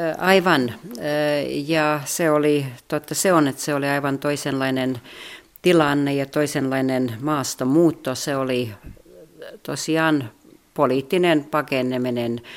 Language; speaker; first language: Finnish; non-native, fluent; Latvian